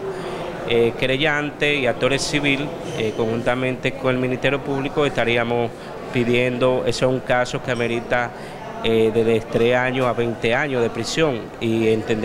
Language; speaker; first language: Spanish; native; Spanish